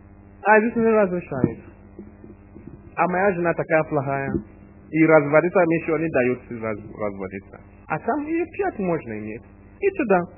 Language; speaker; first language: Russian; non-native, fluent; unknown